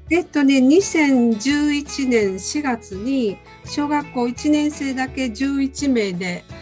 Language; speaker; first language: Japanese; native; Japanese